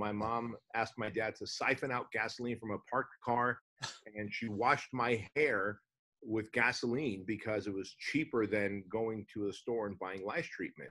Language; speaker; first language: English; native; English